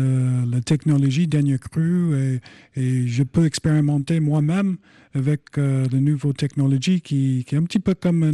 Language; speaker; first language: French; non-native, fluent; English